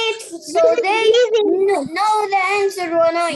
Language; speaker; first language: English; non-native, learner; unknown